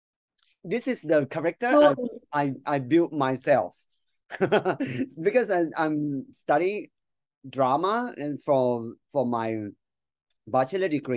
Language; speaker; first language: English; non-native, fluent; Thai